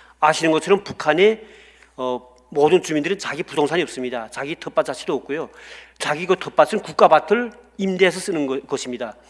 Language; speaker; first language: Korean; native; Korean